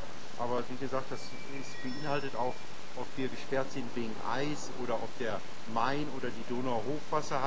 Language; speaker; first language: German; native; German